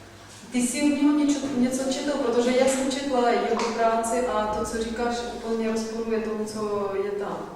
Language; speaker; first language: Czech; non-native, fluent; Russian